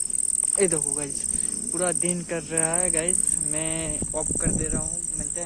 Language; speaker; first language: Hindi; non-native, local second language; Bangla